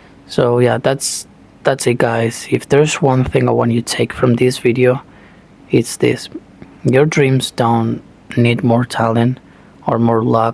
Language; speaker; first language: English; non-native, fluent; Spanish